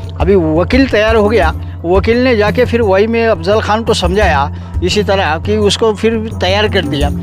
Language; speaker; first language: Hindi; non-native, local second language; Marathi